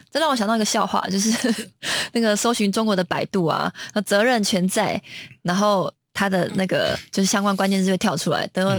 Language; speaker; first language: Chinese; native; Chinese